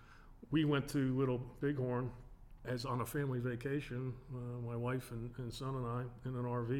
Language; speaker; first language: English; native; English